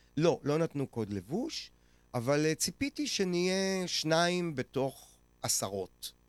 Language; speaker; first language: Hebrew; native; Hebrew